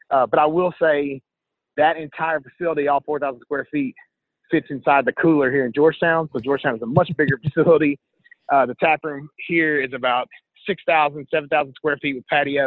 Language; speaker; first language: English; native; English